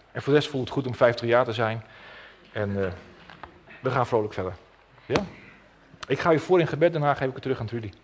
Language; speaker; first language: Dutch; non-native, local second language; Western Frisian